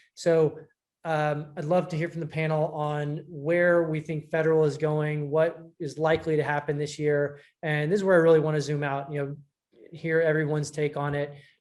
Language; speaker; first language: English; native; English